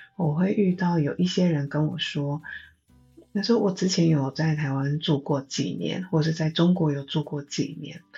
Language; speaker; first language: Chinese; non-native, fluent; Japanese